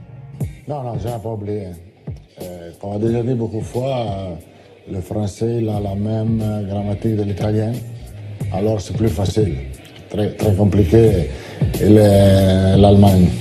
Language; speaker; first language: French; non-native, fluent; Italian